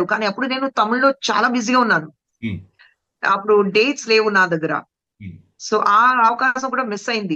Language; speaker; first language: Telugu; non-native, fluent; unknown